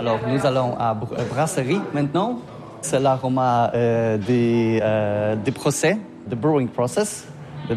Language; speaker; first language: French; non-native, learner; Polish